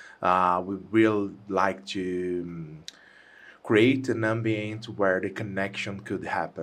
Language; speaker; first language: English; non-native, fluent; Portuguese